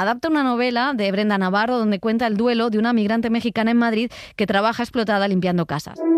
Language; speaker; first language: Spanish; native; Spanish